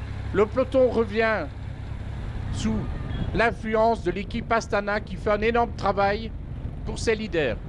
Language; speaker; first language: French; native; French